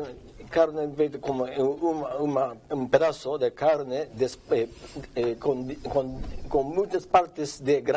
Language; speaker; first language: Portuguese; non-native, learner; Japanese